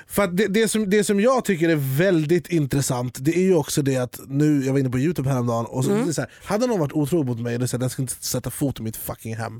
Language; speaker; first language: Swedish; native; Swedish